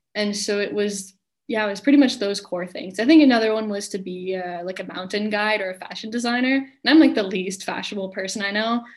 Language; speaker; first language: English; native; English